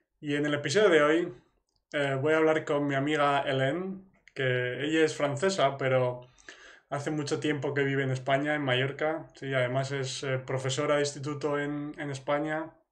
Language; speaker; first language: Spanish; native; Spanish